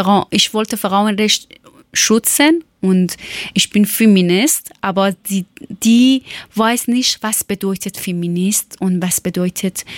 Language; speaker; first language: German; non-native, learner; Persian